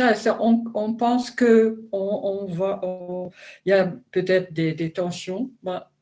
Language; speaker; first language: French; non-native, learner; Dutch